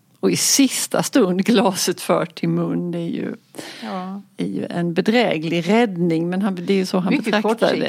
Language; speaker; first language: Swedish; native; Swedish